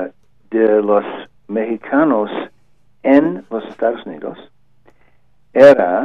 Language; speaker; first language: Spanish; non-native, learner; English